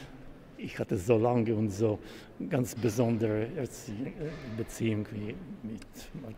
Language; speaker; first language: German; non-native, learner; Russian